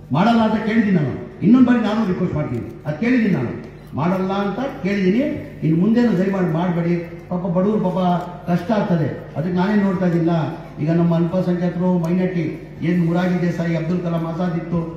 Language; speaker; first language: Kannada; non-native, local second language; Urdu